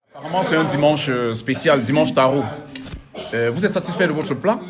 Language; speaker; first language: French; native; French